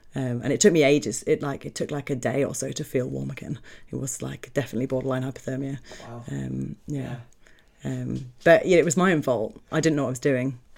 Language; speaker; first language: English; native; English